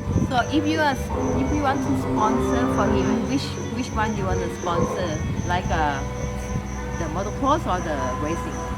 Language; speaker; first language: English; non-native, learner; Thai